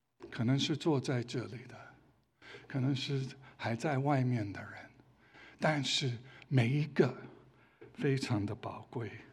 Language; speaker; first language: Chinese; early bilingual, other home language; English